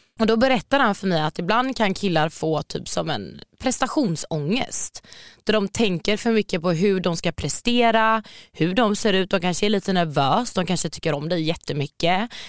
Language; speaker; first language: Swedish; native; Swedish